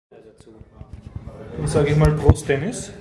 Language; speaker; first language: German; native; German